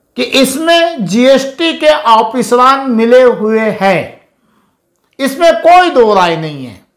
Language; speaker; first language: Hindi; non-native, local second language; Urdu